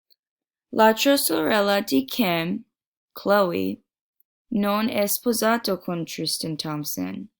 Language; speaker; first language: Italian; non-native, learner; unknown